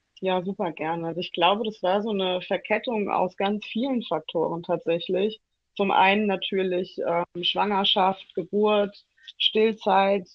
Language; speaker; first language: German; early bilingual, other home language; Italian